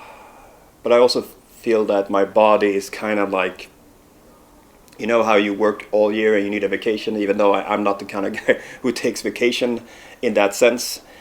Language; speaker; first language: English; non-native, fluent; Swedish